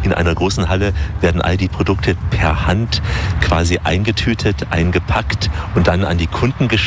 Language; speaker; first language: German; native; German